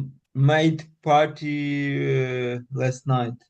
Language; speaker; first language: English; non-native, learner; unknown